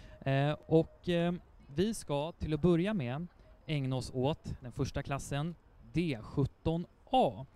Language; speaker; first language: Swedish; native; Swedish